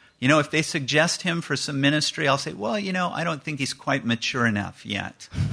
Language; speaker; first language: English; native; English